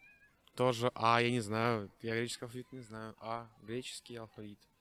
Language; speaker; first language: Russian; native; Russian